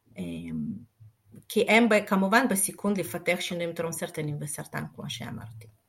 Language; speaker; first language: Hebrew; non-native, fluent; Russian